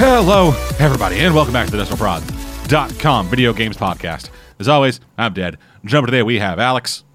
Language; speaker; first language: English; native; English